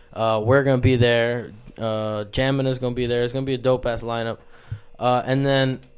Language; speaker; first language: English; early bilingual, other home language; Spanish